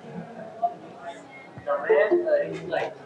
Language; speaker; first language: English; non-native, learner; Bangla